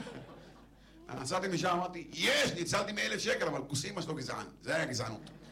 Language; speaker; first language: Hebrew; non-native, local second language; Arabic